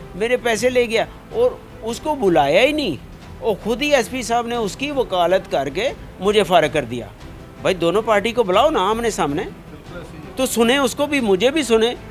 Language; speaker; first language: Urdu; native; Urdu